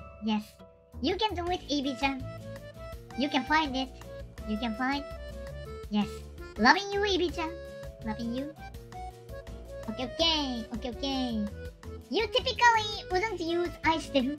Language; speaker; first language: English; non-native, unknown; Japanese